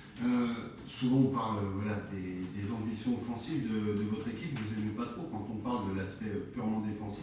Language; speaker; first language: French; native; French